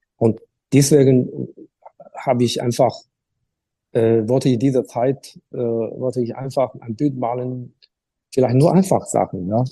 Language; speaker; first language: German; non-native, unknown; Chinese